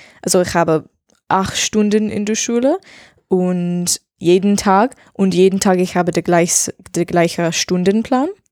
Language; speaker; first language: German; non-native, learner; English